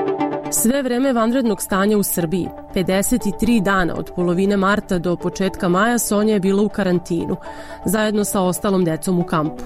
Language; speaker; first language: Serbian; native; Serbian